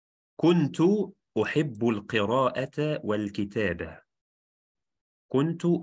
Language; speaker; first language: Arabic; non-native, fluent; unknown